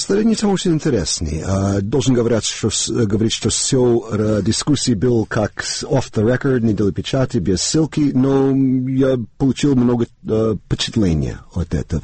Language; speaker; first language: Russian; non-native, learner; English